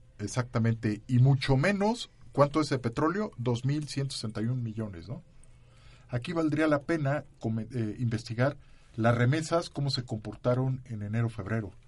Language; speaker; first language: Spanish; native; Spanish